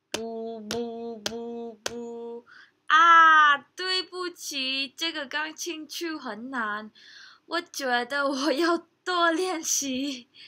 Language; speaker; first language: Chinese; non-native, learner; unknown